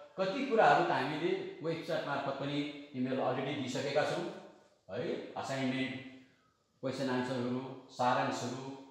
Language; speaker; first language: Nepali; native; Nepali